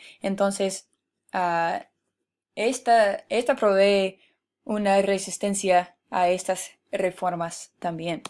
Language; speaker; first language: Spanish; non-native, fluent; English